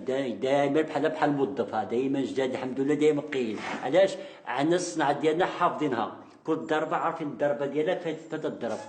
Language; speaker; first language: Arabic; native; Arabic